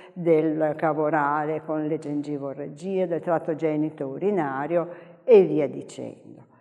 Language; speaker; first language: Italian; native; Italian